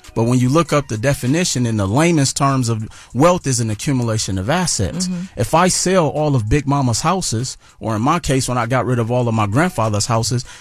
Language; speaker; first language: English; native; English